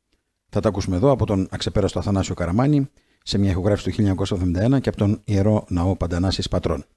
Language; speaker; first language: Greek; native; Greek